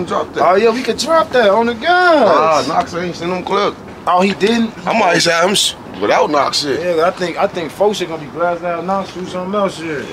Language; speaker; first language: English; native; English